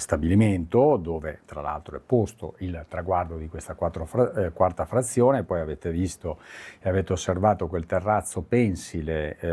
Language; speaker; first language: Italian; native; Italian